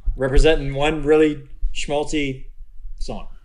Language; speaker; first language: English; native; English